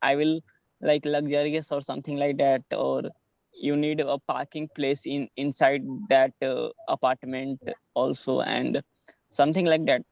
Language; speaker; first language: English; non-native, learner; Hindi